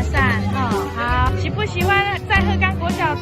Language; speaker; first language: Chinese; native; Chinese